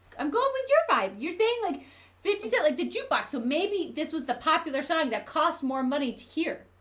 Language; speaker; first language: English; native; English